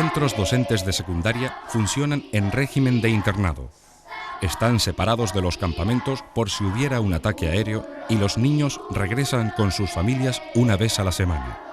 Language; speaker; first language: Spanish; native; Spanish